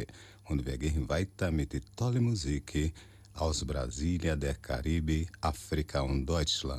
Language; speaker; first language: German; non-native, learner; Portuguese